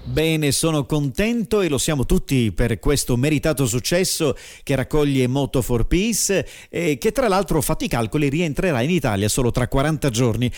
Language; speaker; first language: Italian; native; Italian